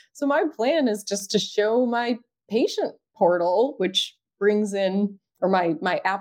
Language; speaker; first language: English; native; English